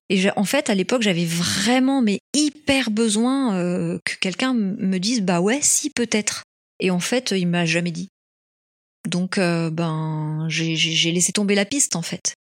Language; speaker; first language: French; native; French